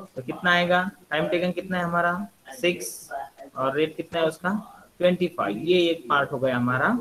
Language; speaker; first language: Hindi; non-native, local second language; Marathi